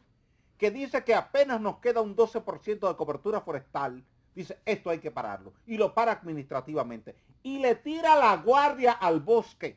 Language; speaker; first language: Spanish; native; Spanish